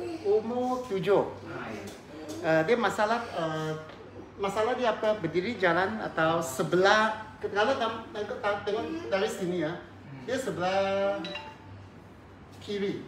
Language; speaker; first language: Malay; non-native, local second language; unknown